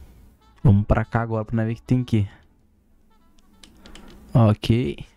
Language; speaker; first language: Portuguese; native; Portuguese